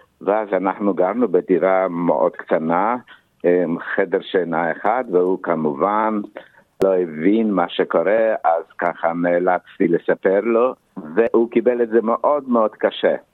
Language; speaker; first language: Hebrew; non-native, fluent; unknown